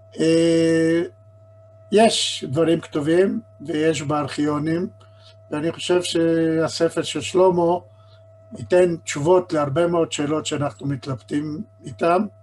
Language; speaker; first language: Hebrew; native; Hebrew